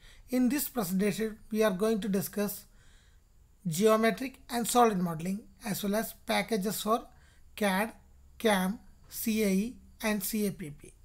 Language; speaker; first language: English; non-native, local second language; Malayalam